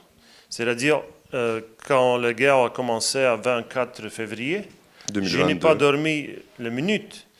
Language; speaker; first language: French; non-native, fluent; Latvian